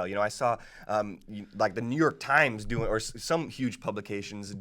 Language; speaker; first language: English; native; English